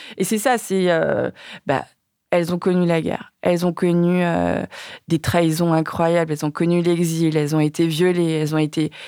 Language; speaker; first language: French; early bilingual, other home language; Vietnamese